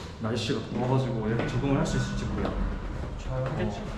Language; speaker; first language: Korean; native; Korean